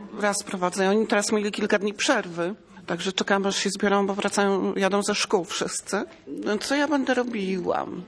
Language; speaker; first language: Polish; native; Polish